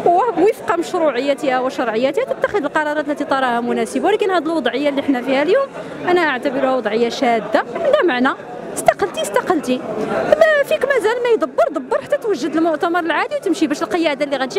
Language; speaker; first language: Arabic; native; Arabic